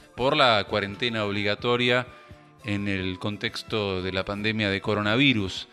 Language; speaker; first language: Spanish; native; Spanish